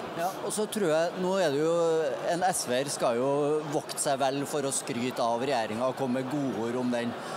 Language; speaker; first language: Norwegian; native; Norwegian